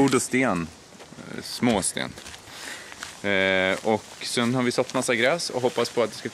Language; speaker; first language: Swedish; native; Swedish